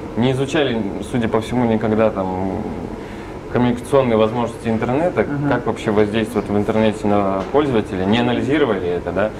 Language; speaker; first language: Russian; native; Russian